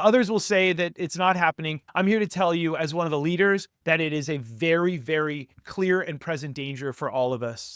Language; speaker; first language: English; native; English